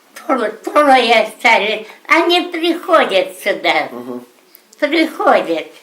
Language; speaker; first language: Russian; native; Russian